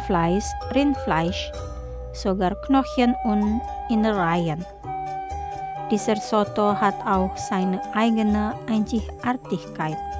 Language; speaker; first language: German; non-native, learner; Indonesian